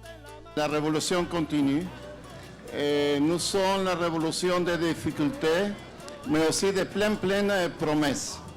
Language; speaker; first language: French; non-native, fluent; Spanish